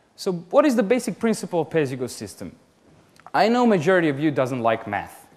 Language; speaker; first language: English; non-native, fluent; Serbian